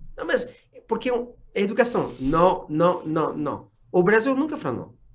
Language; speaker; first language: Portuguese; non-native, fluent; French